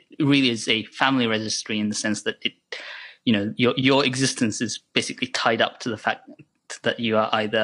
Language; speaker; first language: English; non-native, local second language; Japanese